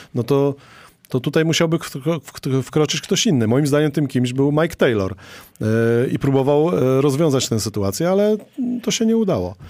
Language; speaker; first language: Polish; native; Polish